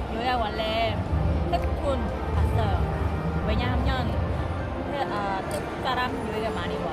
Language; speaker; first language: Korean; non-native, learner; Lao